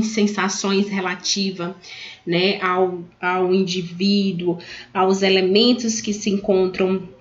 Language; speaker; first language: Portuguese; native; Portuguese